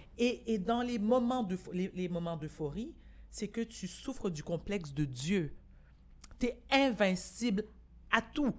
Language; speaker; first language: French; native; French